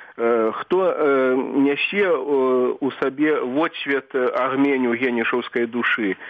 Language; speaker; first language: Belarusian; native; Belarusian